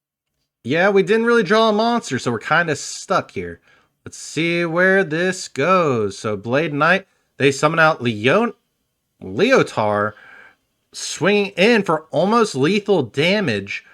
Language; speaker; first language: English; native; English